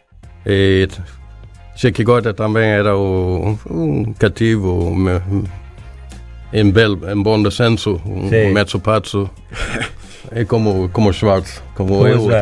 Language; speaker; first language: Italian; non-native, learner; Swedish